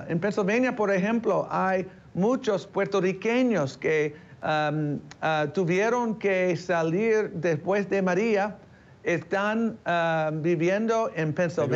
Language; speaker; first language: Spanish; early bilingual, heritage; English